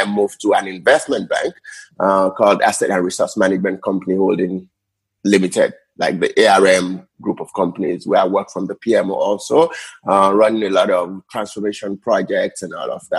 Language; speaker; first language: English; non-native, local second language; Yoruba